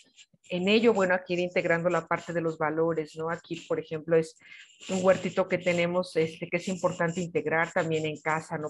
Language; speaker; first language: Spanish; native; Spanish